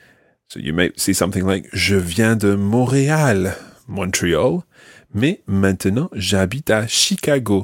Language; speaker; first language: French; non-native, fluent; English